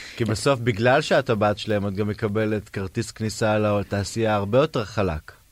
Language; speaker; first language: Hebrew; native; Hebrew